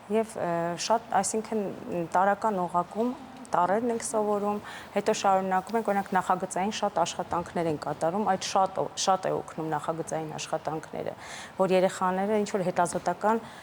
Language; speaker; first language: Armenian; non-native, local second language; Assyrian Neo-Aramaic